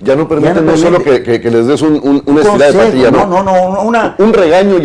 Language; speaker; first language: Spanish; native; Spanish